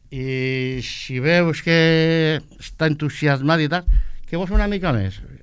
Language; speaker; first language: Catalan; non-native, local second language; Spanish